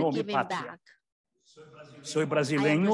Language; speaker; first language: Spanish; non-native, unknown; German